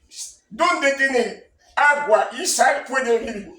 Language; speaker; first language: Spanish; non-native, learner; Haitian Creole